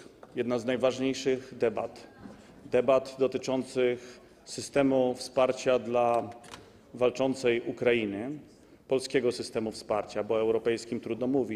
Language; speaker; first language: Polish; native; Polish